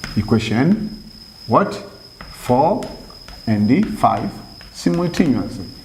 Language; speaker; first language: English; non-native, local second language; Swahili